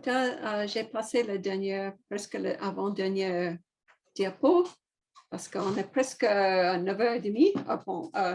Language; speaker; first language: French; non-native, fluent; English